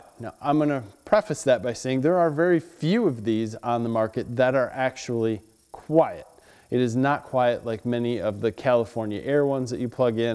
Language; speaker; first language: English; native; English